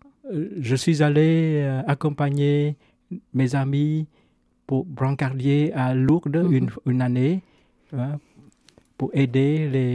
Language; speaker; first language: French; non-native, fluent; Vietnamese